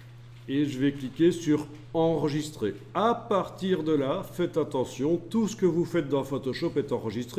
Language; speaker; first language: French; native; French